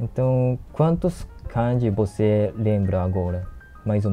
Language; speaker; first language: Portuguese; non-native, learner; Japanese